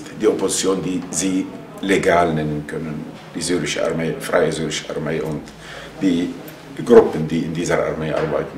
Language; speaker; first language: German; non-native, fluent; Arabic